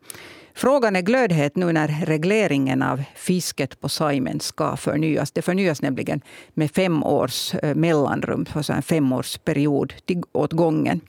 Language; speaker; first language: Swedish; native; Swedish